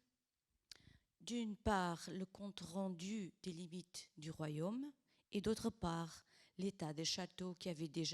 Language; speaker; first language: French; non-native, fluent; Portuguese